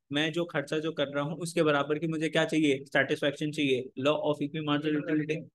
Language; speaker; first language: Hindi; native; Hindi